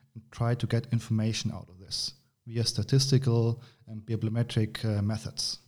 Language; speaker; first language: English; non-native, fluent; German